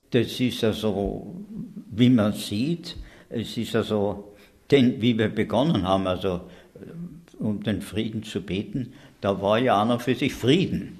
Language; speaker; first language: German; native; German